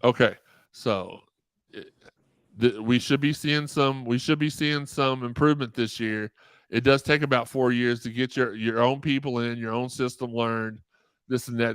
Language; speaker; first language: English; native; English